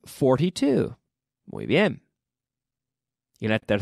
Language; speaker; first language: Spanish; non-native, fluent; English